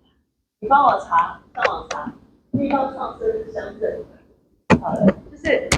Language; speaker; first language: Chinese; native; Chinese